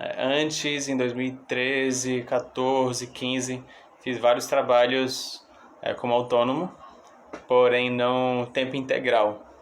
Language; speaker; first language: Portuguese; non-native, fluent; English